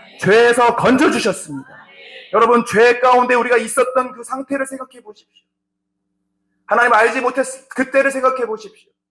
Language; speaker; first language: Korean; native; Korean